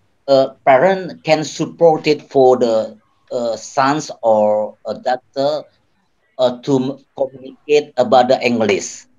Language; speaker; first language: English; non-native, learner; Indonesian